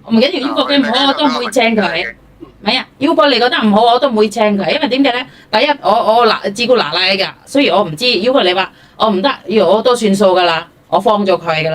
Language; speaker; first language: Cantonese; non-native, fluent; Indonesian